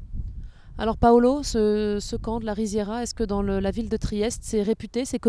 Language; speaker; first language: French; native; French